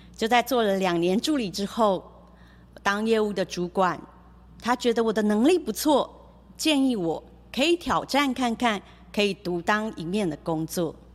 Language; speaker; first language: Chinese; early bilingual, heritage; Chinese